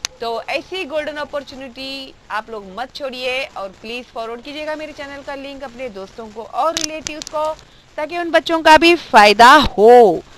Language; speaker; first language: Hindi; non-native, local second language; Marathi